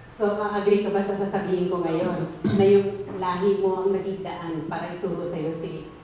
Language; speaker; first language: Filipino; native; Filipino